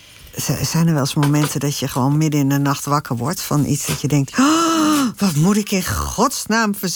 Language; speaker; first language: Dutch; native; Dutch